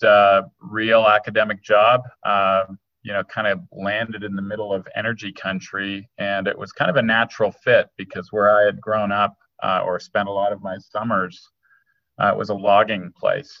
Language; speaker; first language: English; native; English